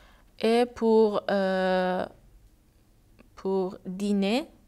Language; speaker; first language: French; non-native, learner; Persian